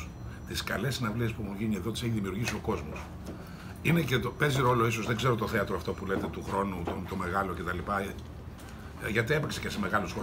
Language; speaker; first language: Greek; native; Greek